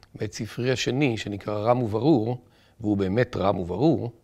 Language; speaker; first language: Hebrew; native; Hebrew